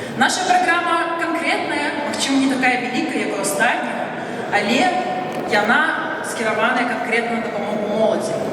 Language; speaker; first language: Belarusian; non-native, local second language; Russian